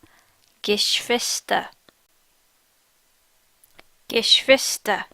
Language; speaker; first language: German; non-native, fluent; English